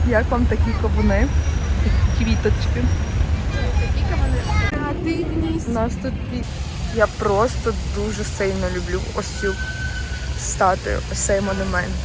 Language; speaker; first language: Ukrainian; native; Ukrainian